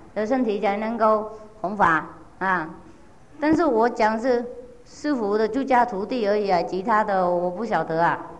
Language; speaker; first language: Chinese; non-native, fluent; Vietnamese